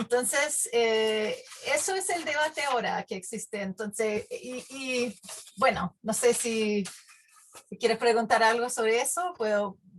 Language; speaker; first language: Spanish; non-native, fluent; English